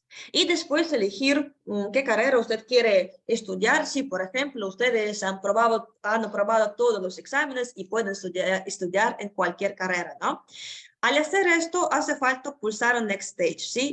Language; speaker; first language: Spanish; non-native, fluent; Russian